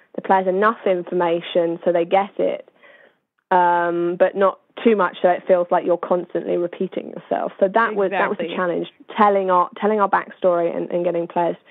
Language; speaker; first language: English; native; English